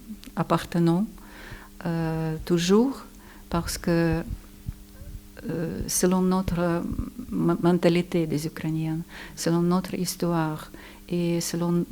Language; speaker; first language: French; non-native, fluent; Ukrainian